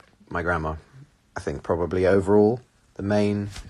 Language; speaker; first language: English; native; English